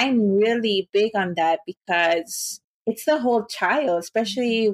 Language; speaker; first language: English; early bilingual, other home language; Spanish